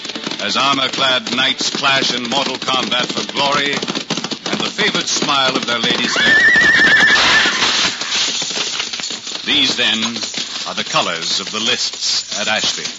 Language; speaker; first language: English; native; English